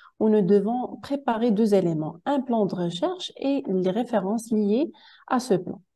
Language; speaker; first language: French; non-native, local second language; Arabic